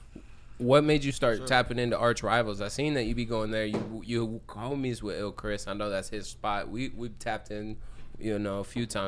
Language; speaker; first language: English; native; English